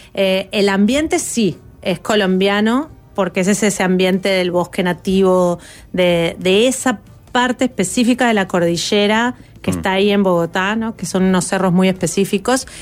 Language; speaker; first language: Spanish; native; Spanish